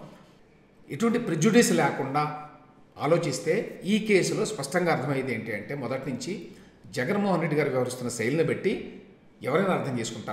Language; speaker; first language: Telugu; native; Telugu